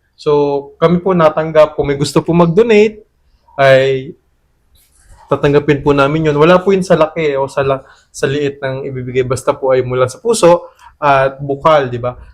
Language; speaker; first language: Filipino; native; Filipino